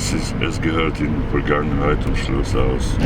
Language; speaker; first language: German; non-native, fluent; Albanian